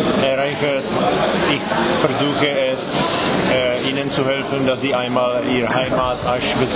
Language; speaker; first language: German; non-native, fluent; Czech